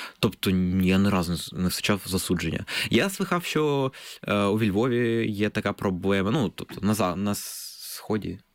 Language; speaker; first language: Ukrainian; non-native, local second language; Russian